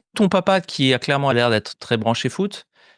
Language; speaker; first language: French; native; French